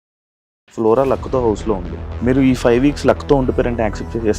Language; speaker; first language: Telugu; native; Telugu